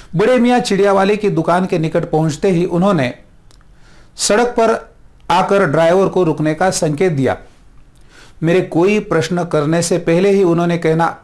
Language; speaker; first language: Hindi; non-native, local second language; Marathi